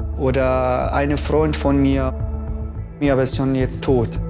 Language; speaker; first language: German; non-native, learner; Arabic